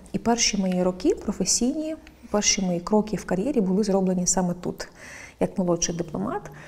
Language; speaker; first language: Ukrainian; non-native, local second language; Crimean Tatar